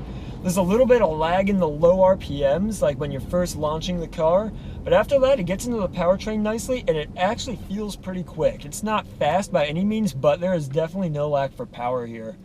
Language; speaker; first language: English; native; English